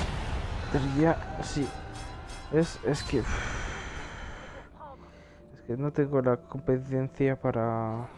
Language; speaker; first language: Spanish; non-native, learner; French